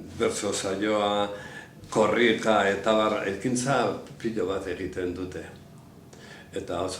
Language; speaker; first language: Basque; non-native, local second language; Spanish